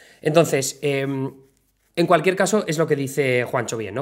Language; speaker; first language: Spanish; native; Spanish